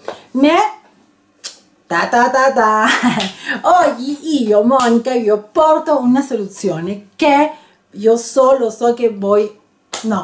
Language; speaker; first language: Italian; non-native, learner; Spanish